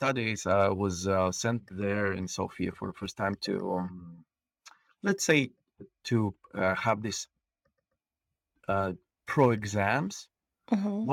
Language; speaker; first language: English; non-native, fluent; Bulgarian